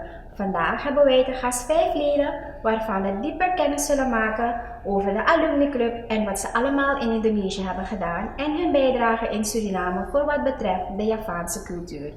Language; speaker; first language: Dutch; native; Dutch